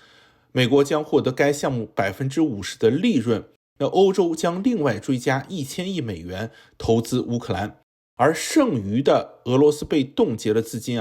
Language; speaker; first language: Chinese; native; Chinese